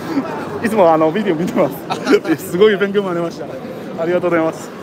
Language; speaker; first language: Japanese; non-native, fluent; Chinese